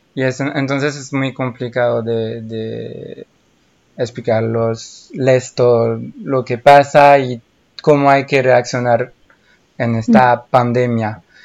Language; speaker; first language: Spanish; non-native, fluent; French